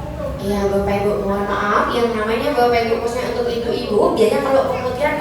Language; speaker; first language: Indonesian; native; Indonesian